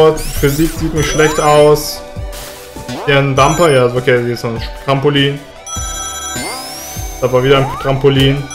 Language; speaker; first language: German; native; German